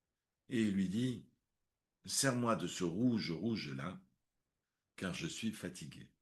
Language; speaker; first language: French; native; French